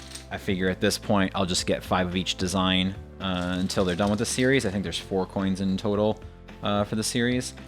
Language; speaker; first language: English; native; English